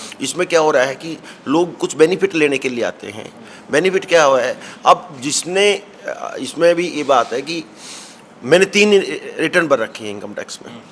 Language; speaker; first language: Hindi; native; Hindi